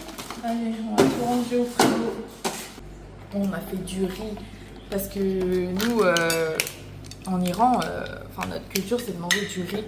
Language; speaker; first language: French; native; French